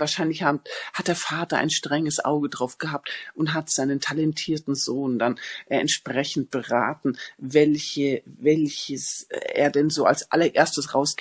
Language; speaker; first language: German; native; German